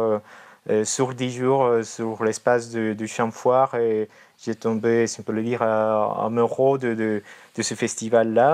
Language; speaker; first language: French; non-native, fluent; Spanish